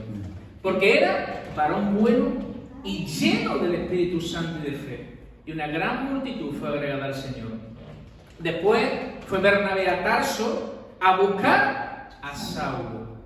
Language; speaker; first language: Spanish; native; Spanish